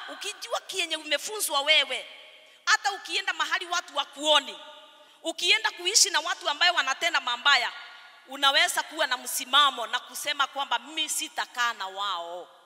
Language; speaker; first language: Swahili; non-native, local second language; Kikuyu